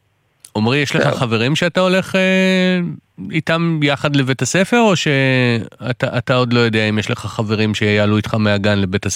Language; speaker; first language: Hebrew; native; Hebrew